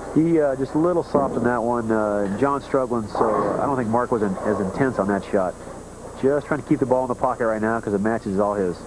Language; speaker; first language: English; native; English